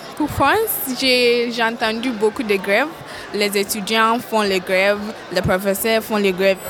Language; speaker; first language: French; non-native, learner; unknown